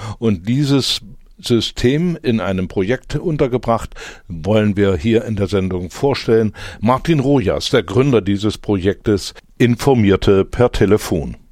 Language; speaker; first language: German; native; German